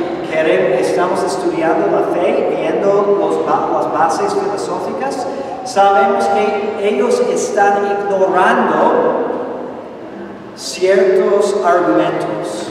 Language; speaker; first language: Spanish; non-native, fluent; English